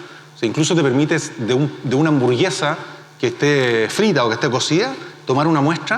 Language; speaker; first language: Spanish; native; Spanish